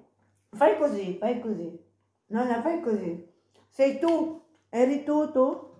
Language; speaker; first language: Italian; non-native, learner; Filipino